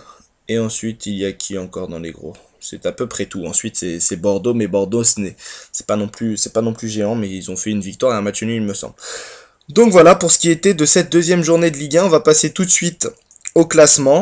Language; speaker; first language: French; native; French